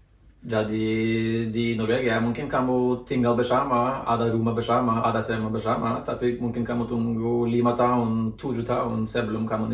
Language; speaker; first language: Indonesian; non-native, fluent; Norwegian